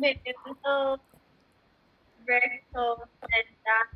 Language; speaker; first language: Spanish; non-native, learner; English